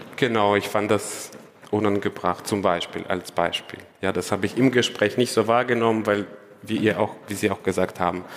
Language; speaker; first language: German; non-native, fluent; Ukrainian